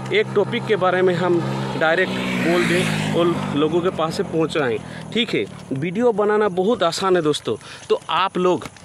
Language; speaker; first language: Hindi; non-native, local second language; Bangla